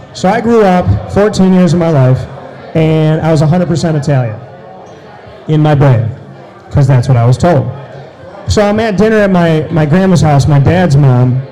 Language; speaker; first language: English; early bilingual, other home language; Italian